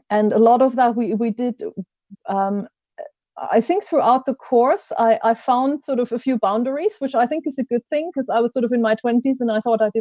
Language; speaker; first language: English; non-native, fluent; German